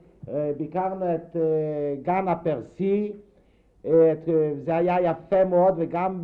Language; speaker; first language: Hebrew; non-native, fluent; Yiddish